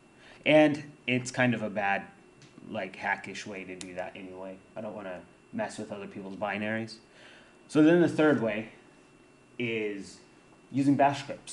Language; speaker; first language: English; native; English